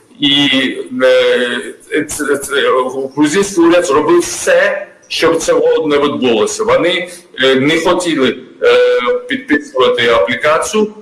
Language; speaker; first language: Ukrainian; non-native, learner; Georgian